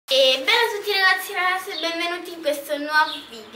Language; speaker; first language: Italian; native; Italian